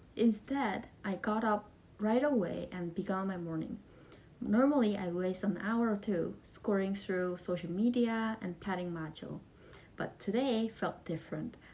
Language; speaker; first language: English; non-native, fluent; Korean